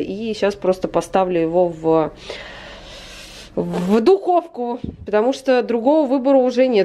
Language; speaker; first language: Russian; native; Russian